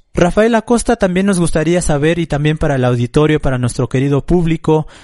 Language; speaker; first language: Spanish; non-native, local second language; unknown